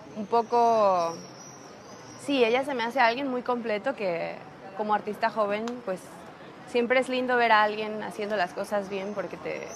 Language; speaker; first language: Spanish; native; Spanish